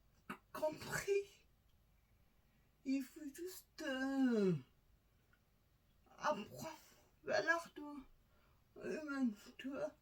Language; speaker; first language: French; non-native, learner; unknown